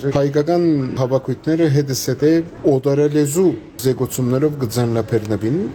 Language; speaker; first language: Armenian; native; Armenian